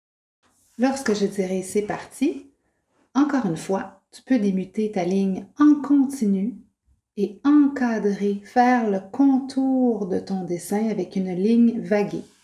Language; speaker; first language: French; native; French